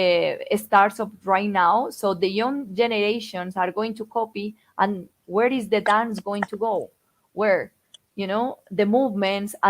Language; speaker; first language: English; non-native, fluent; Spanish